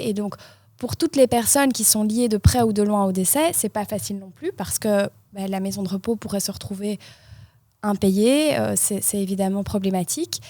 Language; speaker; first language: French; native; French